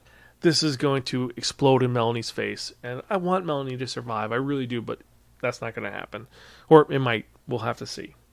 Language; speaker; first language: English; native; English